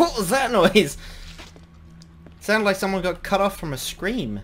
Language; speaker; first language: English; native; English